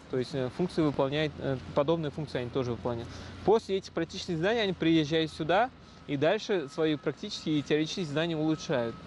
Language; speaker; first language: Russian; non-native, local second language; Uzbek